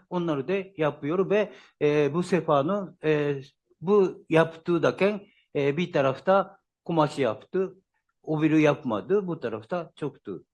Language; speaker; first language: Turkish; non-native, learner; Japanese